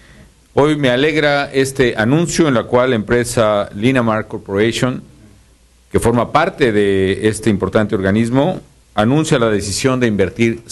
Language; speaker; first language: Spanish; native; Spanish